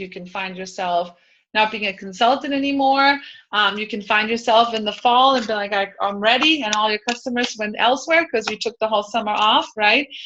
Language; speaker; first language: English; native; English